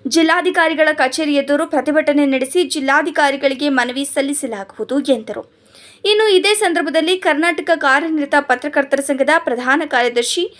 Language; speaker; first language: Kannada; native; Kannada